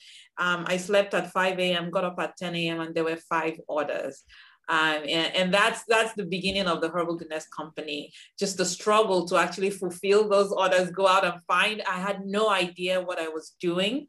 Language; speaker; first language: English; non-native, local second language; Igbo